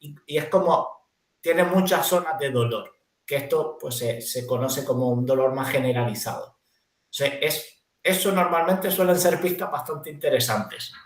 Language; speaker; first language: Spanish; native; Spanish